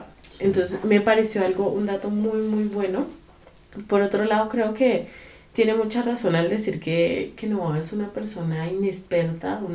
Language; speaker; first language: Spanish; native; Spanish